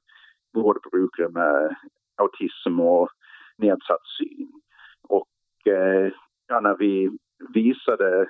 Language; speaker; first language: Swedish; non-native, fluent; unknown